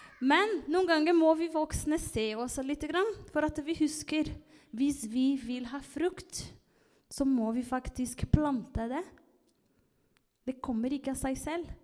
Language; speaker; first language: Norwegian; non-native, fluent; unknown